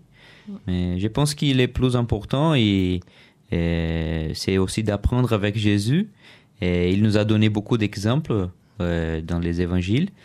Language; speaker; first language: French; non-native, learner; Portuguese